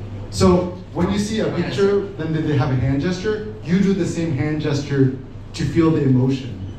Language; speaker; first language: English; native; English